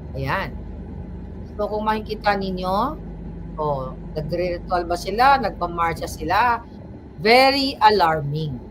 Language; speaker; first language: Filipino; non-native, local second language; Cebuano